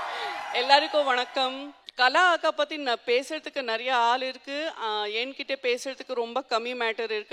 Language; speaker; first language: Tamil; non-native, local second language; Gujarati